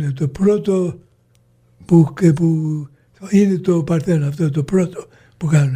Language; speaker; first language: Greek; early bilingual, heritage; Greek